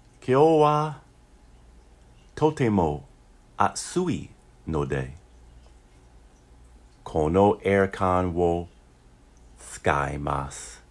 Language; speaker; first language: Japanese; non-native, learner; English